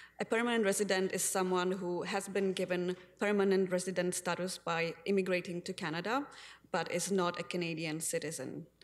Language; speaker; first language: English; non-native, fluent; Czech